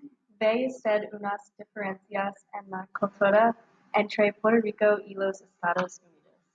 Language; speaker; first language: Spanish; non-native, learner; English